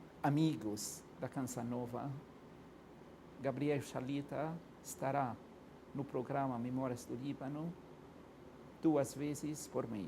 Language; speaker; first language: Portuguese; non-native, fluent; Arabic